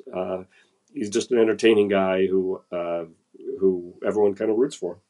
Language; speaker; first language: English; native; English